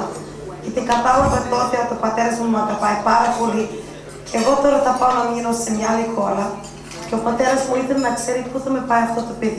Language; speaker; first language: Greek; early bilingual, heritage; Greek